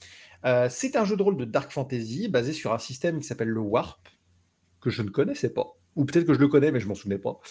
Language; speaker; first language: French; native; French